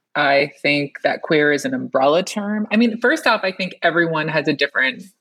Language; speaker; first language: English; early bilingual, other home language; Persian